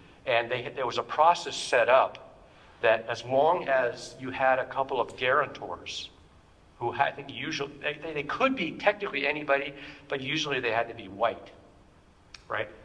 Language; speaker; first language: English; native; English